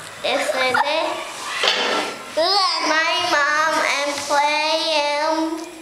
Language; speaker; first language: English; non-native, learner; Korean